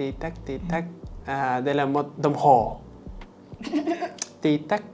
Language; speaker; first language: Vietnamese; non-native, learner; English